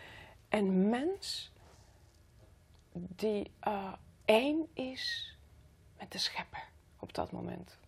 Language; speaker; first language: Dutch; non-native, fluent; Greek